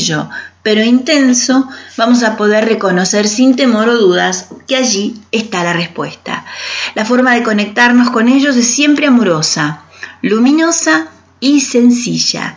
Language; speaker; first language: Spanish; native; Spanish